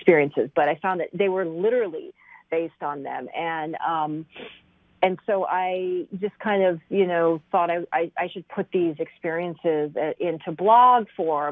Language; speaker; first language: English; native; English